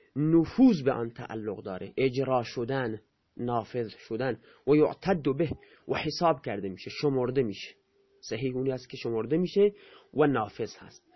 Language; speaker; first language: Persian; non-native, local second language; Baluchi